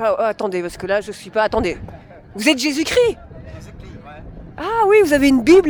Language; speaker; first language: French; native; French